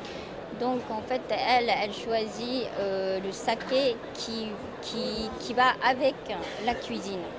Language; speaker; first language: French; non-native, fluent; Japanese